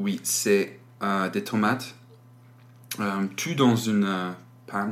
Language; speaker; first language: French; non-native, learner; English